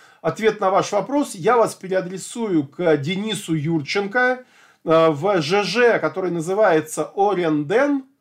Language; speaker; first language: Russian; native; Russian